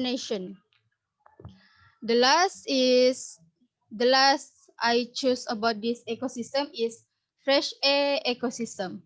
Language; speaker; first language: English; non-native, learner; Indonesian